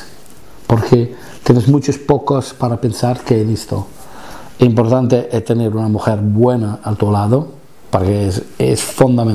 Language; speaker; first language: Spanish; non-native, fluent; Italian